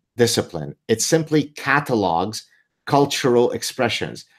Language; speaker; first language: English; early bilingual, other home language; Arabic